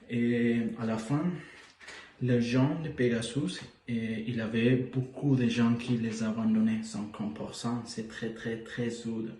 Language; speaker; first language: French; non-native, learner; Spanish